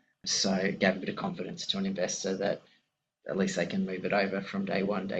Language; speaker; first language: English; native; English